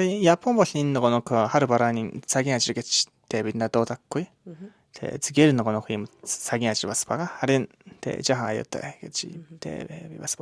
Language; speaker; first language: Mongolian; non-native, learner; Japanese